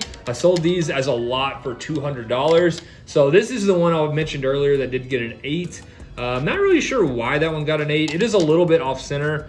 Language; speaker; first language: English; native; English